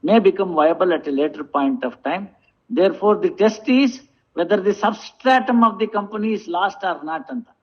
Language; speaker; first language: English; non-native, local second language; Kannada